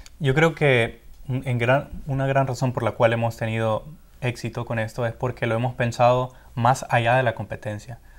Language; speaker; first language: Spanish; native; Spanish